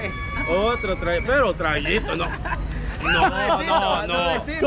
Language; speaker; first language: Spanish; native; Spanish